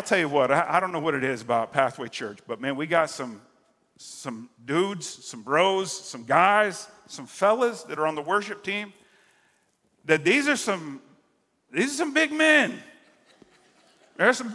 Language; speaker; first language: English; native; English